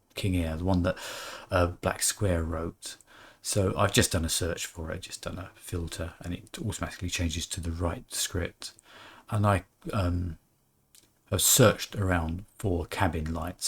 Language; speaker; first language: English; native; English